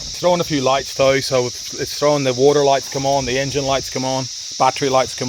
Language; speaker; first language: English; native; English